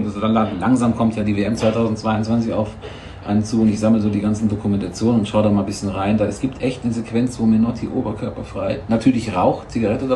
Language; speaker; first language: German; native; German